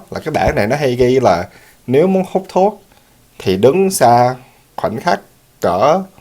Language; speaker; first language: Vietnamese; early bilingual, heritage; Vietnamese